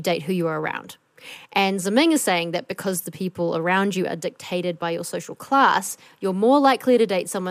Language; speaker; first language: English; native; English